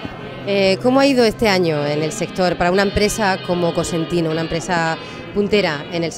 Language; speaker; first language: Spanish; native; Spanish